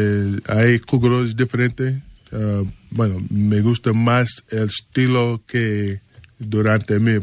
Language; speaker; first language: Spanish; non-native, learner; English